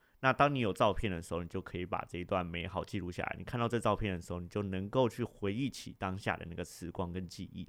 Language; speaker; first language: Chinese; native; Chinese